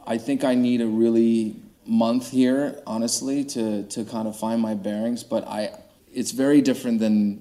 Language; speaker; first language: English; early bilingual, other home language; Romanian